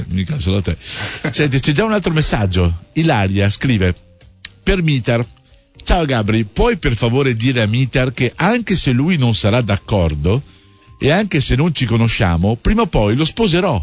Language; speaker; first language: Italian; native; Italian